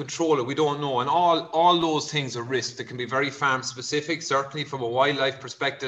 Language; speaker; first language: English; native; English